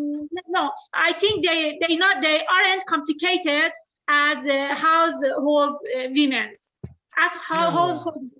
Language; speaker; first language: English; non-native, learner; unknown